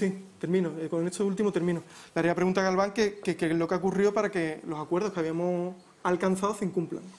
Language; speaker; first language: Spanish; native; Spanish